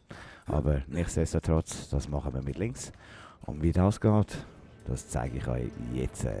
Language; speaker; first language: German; native; German